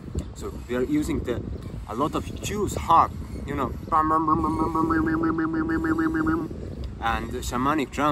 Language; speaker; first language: English; non-native, fluent; Estonian